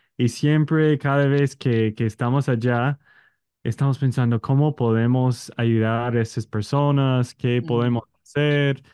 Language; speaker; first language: Spanish; non-native, fluent; English